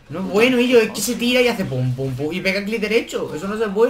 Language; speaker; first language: Spanish; native; Spanish